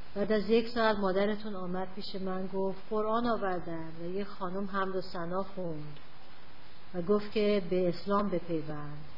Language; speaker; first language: Persian; native; Persian